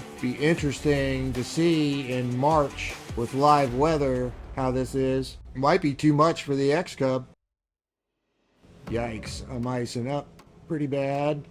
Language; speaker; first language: English; native; English